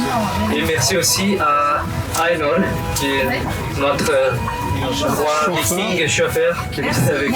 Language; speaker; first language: French; non-native, learner; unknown